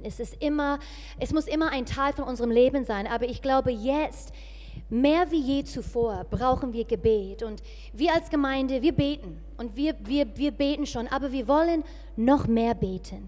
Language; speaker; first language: German; non-native, fluent; English